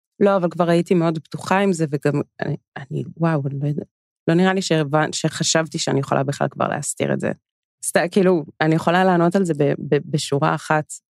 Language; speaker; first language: Hebrew; early bilingual, other home language; English